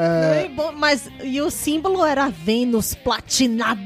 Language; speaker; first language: Portuguese; native; Portuguese